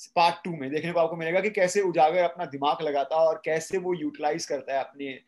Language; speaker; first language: Hindi; native; Hindi